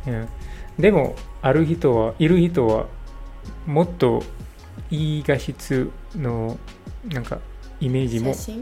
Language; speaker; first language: Japanese; non-native, learner; English